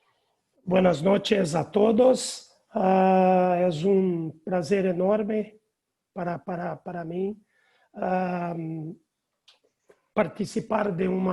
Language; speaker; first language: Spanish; non-native, learner; Portuguese